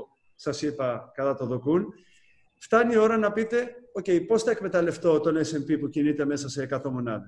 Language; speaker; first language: Greek; native; Greek